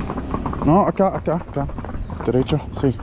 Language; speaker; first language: Spanish; non-native, learner; German